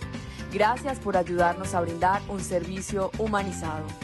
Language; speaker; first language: Spanish; native; Spanish